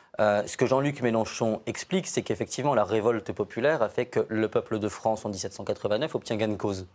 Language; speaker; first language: French; native; French